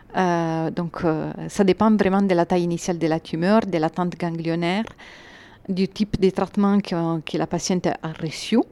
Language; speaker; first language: French; non-native, fluent; Italian